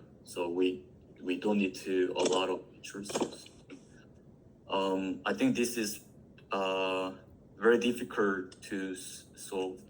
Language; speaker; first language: English; non-native, learner; Korean